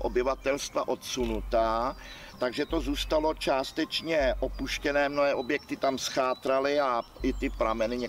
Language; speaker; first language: Czech; native; Czech